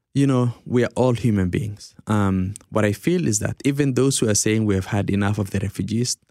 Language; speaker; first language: English; early bilingual, other home language; Somali